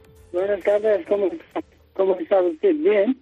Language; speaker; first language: Spanish; non-native, learner; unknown